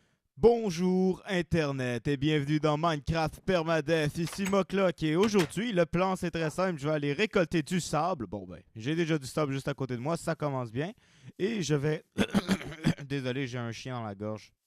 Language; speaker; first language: French; native; French